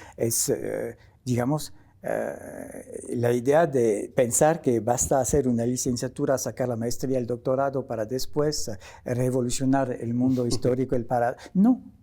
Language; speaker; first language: Spanish; non-native, fluent; French